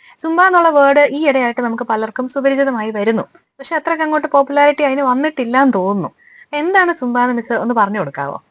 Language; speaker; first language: Malayalam; native; Malayalam